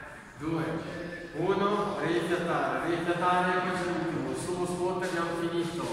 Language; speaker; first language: Italian; native; Italian